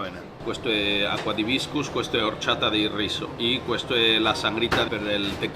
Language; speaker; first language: Italian; non-native, learner; Spanish